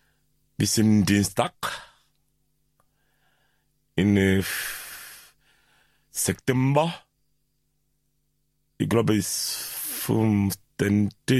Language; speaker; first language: German; non-native, learner; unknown